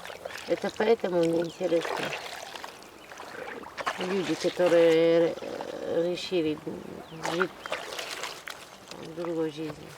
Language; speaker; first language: Russian; non-native, fluent; French